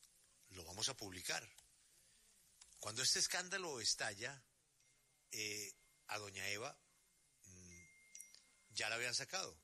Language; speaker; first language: Spanish; native; Spanish